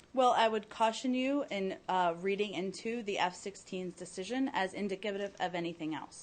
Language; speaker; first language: English; native; English